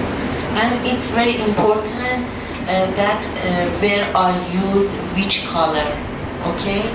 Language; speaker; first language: English; non-native, learner; Persian